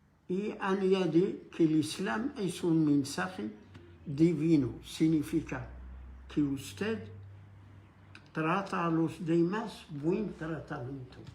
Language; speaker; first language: Spanish; non-native, fluent; Arabic